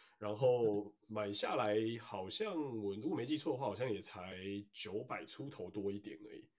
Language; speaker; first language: Chinese; native; Chinese